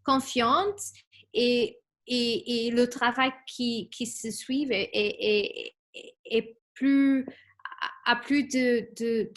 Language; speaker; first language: French; non-native, fluent; Spanish